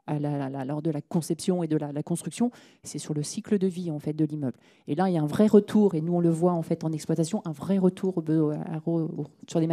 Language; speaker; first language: French; native; French